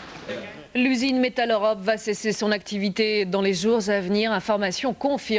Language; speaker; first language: French; native; French